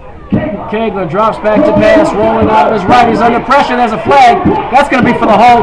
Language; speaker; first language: English; native; English